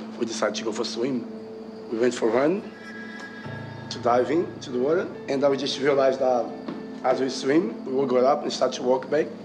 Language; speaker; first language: English; non-native, fluent; Portuguese